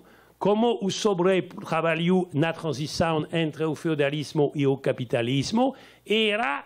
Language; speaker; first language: Portuguese; non-native, learner; French